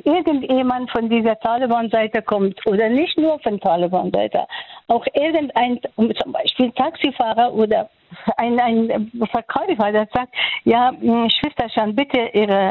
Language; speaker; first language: German; non-native, fluent; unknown